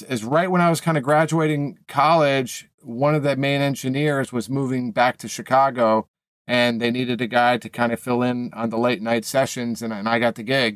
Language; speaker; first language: English; native; English